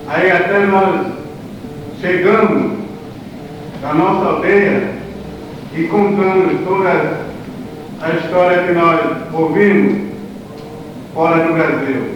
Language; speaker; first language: Portuguese; non-native, local second language; Kayapó